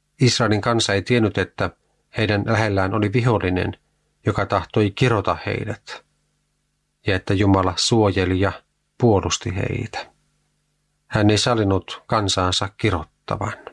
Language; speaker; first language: Finnish; native; Finnish